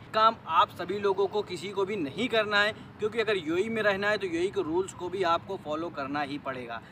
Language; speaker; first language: Hindi; native; Hindi